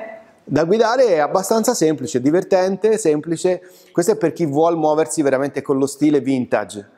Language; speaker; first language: Italian; native; Italian